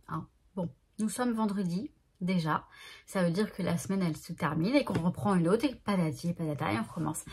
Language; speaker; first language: French; native; French